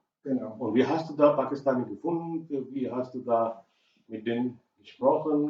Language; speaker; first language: German; non-native, learner; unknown